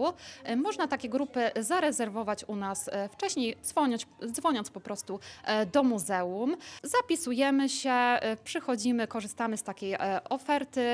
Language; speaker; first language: Polish; native; Polish